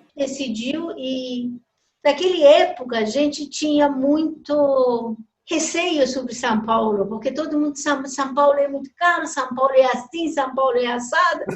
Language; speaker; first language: Portuguese; non-native, fluent; Persian